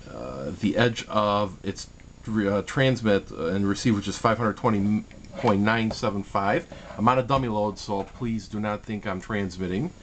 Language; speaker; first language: English; native; English